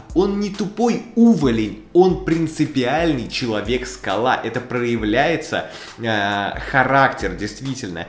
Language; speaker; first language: Russian; native; Russian